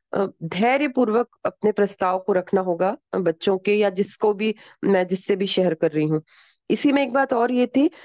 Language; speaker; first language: Hindi; native; Hindi